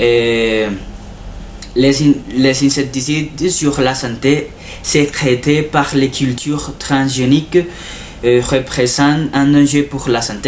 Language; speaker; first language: French; non-native, learner; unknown